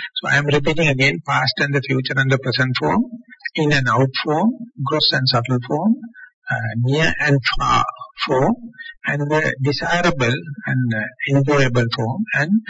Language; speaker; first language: English; non-native, local second language; Sinhala